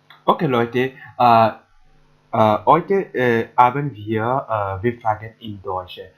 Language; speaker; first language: German; non-native, learner; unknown